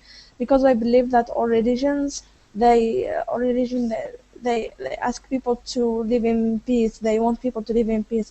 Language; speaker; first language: English; non-native, fluent; Arabic